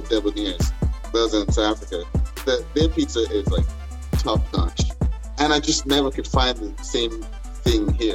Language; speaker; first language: English; non-native, local second language; Yoruba